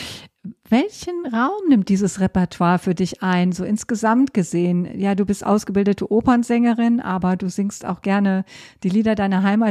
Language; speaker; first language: German; native; German